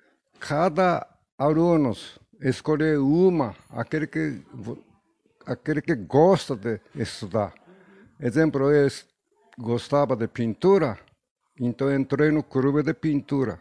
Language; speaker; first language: Portuguese; non-native, learner; Japanese